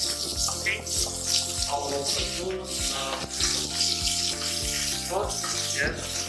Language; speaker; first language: English; non-native, learner; Khmer